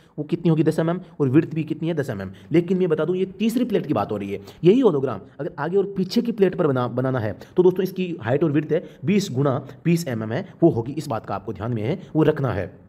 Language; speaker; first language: Hindi; native; Hindi